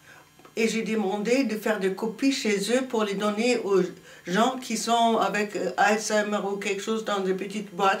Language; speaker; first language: French; non-native, fluent; German